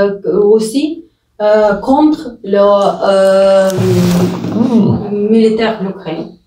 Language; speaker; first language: French; non-native, learner; Russian